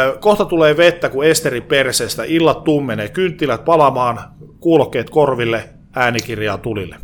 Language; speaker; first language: Finnish; native; Finnish